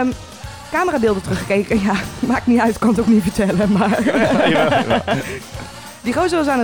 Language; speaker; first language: Dutch; native; Dutch